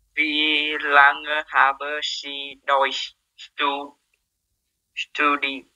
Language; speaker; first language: German; non-native, learner; Vietnamese